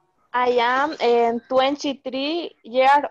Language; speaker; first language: English; non-native, learner; Spanish